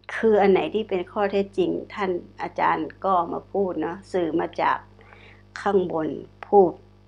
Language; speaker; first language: Thai; non-native, local second language; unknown